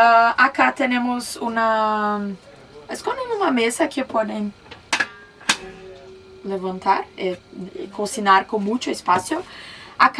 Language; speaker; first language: Spanish; non-native, learner; Portuguese